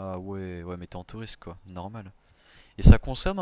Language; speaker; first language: French; native; French